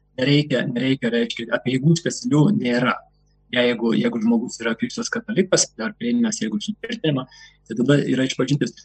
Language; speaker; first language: Lithuanian; native; Lithuanian